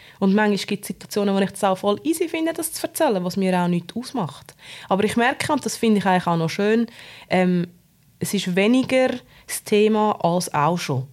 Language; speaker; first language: German; native; German